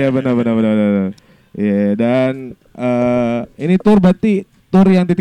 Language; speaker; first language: Indonesian; native; Indonesian